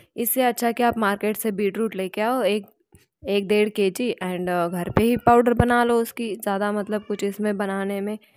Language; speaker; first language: Hindi; non-native, local second language; Marathi